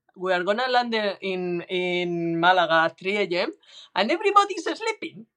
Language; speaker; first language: English; non-native, learner; Spanish